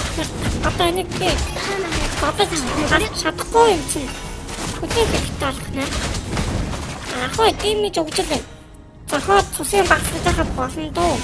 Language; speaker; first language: Mongolian; native; Mongolian